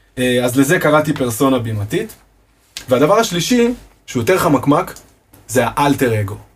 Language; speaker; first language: Hebrew; native; Hebrew